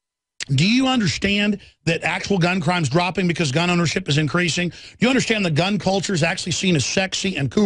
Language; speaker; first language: English; native; English